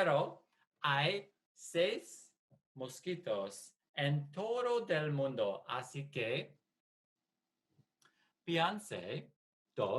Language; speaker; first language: Spanish; non-native, fluent; English